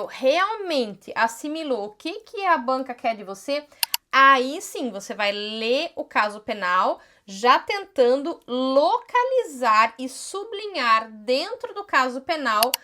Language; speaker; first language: Portuguese; native; Portuguese